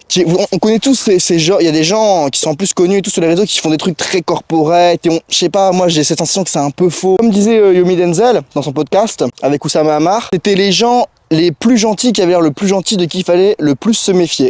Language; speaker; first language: French; native; French